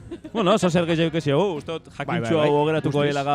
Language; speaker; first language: Basque; native; Basque